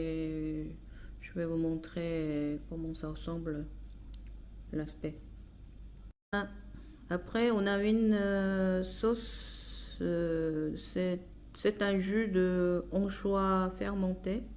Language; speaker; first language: French; non-native, fluent; Korean